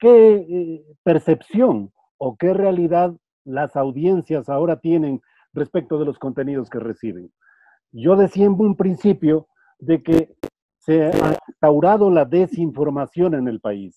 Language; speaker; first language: Spanish; native; Spanish